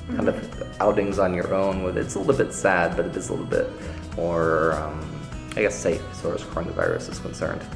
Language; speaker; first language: English; native; English